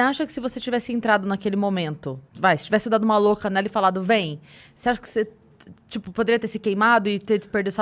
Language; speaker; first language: Portuguese; native; Portuguese